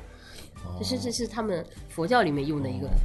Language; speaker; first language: Chinese; native; Chinese